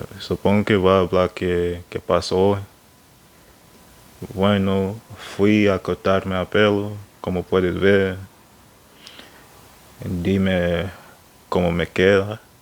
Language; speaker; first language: Spanish; non-native, learner; English